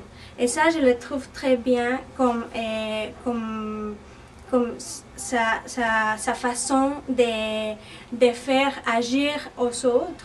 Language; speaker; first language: French; non-native, fluent; Spanish